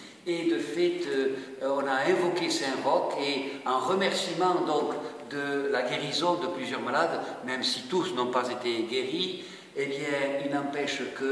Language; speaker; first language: French; native; French